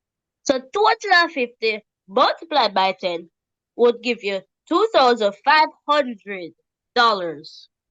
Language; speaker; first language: English; native; English